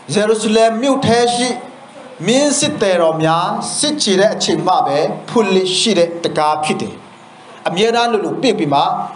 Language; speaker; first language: Burmese; non-native, local second language; Hakha Chin